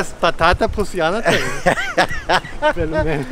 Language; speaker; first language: Portuguese; non-native, fluent; German